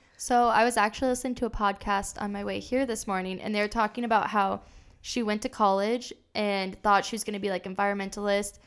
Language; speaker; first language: English; native; English